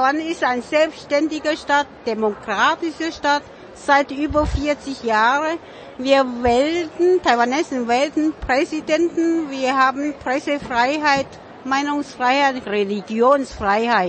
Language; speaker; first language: German; non-native, fluent; Min Nan Chinese